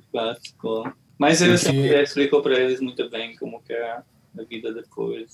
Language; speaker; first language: Portuguese; non-native, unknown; Hungarian